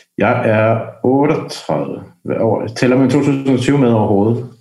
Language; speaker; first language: Danish; native; Danish